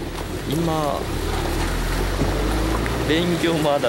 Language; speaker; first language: Japanese; non-native, learner; Chinese